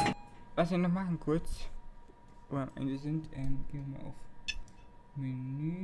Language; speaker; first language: German; native; German